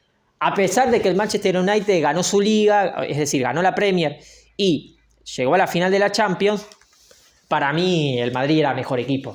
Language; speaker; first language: Spanish; native; Spanish